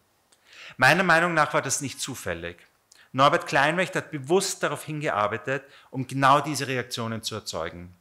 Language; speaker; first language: German; native; German